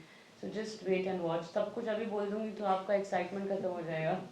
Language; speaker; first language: Hindi; native; Hindi